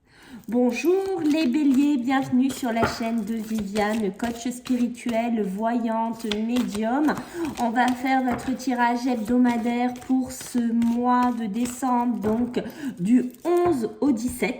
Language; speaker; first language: French; native; French